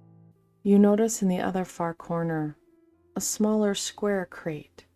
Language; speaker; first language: English; native; English